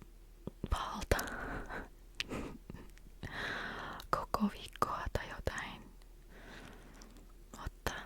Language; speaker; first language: Finnish; non-native, learner; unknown